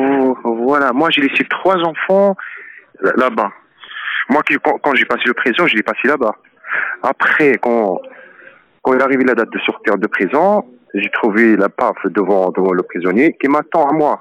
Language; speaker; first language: French; non-native, learner; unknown